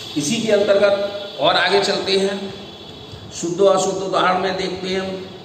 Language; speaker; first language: Hindi; native; Hindi